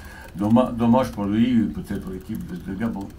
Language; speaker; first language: French; non-native, fluent; Bosnian